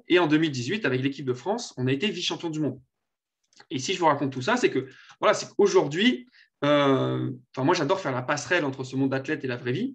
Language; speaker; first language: French; native; French